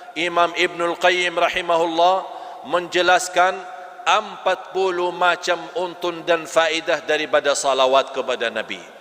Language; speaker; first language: Malay; non-native, fluent; Arabic